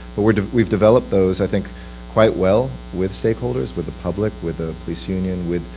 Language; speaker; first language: English; native; English